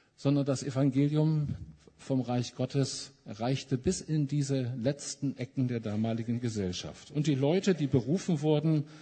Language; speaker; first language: German; native; German